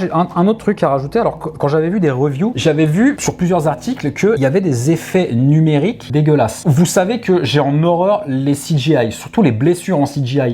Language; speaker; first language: French; native; French